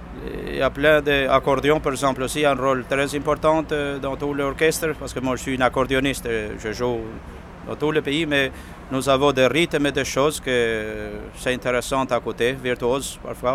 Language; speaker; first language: French; non-native, fluent; Albanian